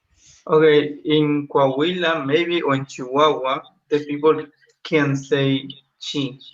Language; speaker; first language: English; non-native, learner; Spanish